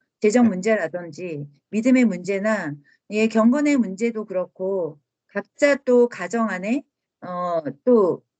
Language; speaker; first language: Korean; native; Korean